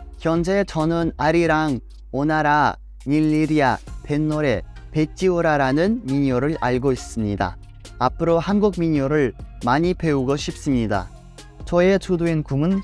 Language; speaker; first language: Korean; non-native, learner; Kazakh